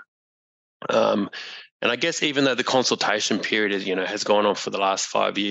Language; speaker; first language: English; native; English